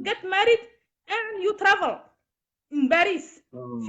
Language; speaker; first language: English; non-native, learner; Somali